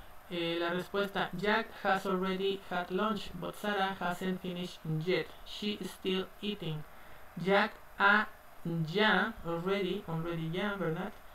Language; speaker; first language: English; non-native, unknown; Spanish